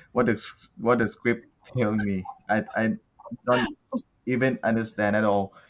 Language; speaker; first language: English; non-native, learner; Thai